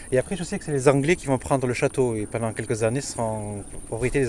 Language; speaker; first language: French; native; French